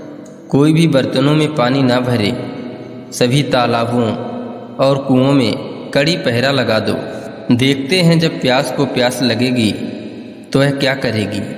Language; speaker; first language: Hindi; native; Hindi